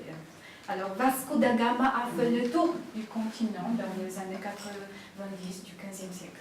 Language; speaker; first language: French; non-native, fluent; Polish